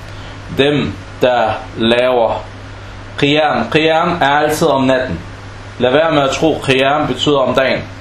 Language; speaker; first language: Danish; non-native, fluent; Arabic